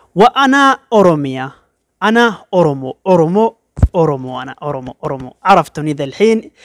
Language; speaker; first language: Arabic; non-native, learner; Oromo